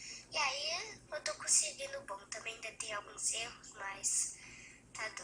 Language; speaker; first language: Portuguese; early bilingual, heritage; Portuguese